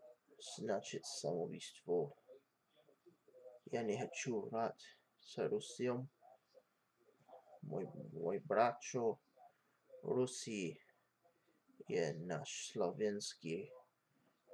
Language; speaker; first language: Russian; non-native, learner; English